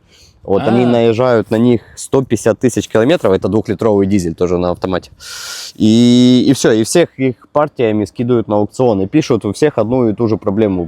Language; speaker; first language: Russian; native; Russian